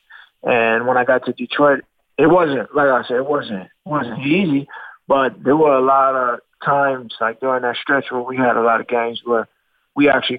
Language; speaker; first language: English; native; English